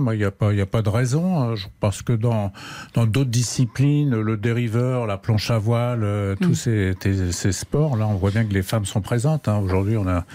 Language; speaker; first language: French; native; French